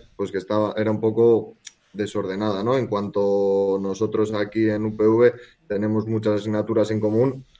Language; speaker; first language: Spanish; native; Spanish